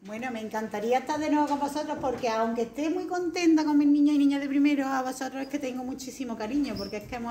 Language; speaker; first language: Spanish; native; Spanish